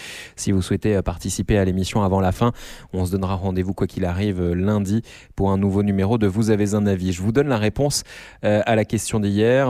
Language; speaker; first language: French; native; French